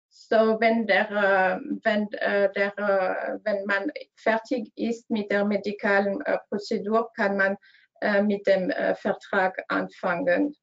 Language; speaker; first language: German; non-native, learner; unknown